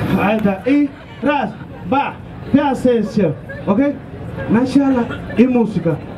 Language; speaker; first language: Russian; non-native, learner; Spanish